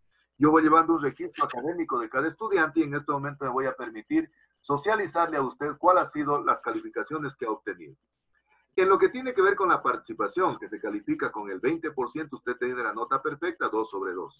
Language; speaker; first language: Spanish; native; Spanish